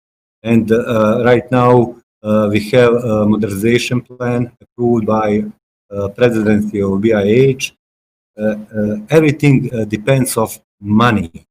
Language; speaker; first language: English; non-native, fluent; Bosnian